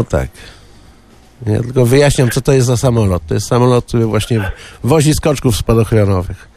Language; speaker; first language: Polish; native; Polish